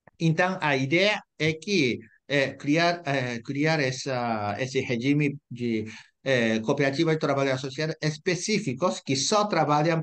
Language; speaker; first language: Portuguese; non-native, fluent; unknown